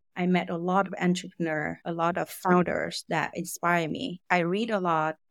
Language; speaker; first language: English; non-native, fluent; Vietnamese